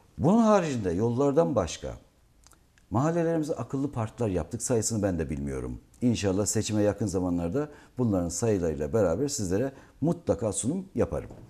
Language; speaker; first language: Turkish; native; Turkish